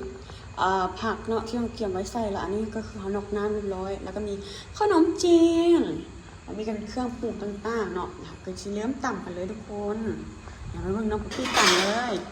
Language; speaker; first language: Thai; non-native, local second language; Lao